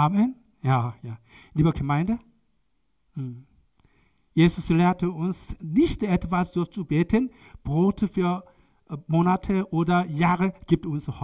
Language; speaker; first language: German; non-native, learner; Korean